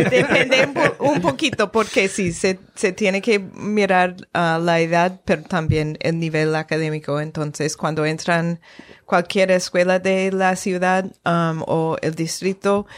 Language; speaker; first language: Spanish; non-native, fluent; English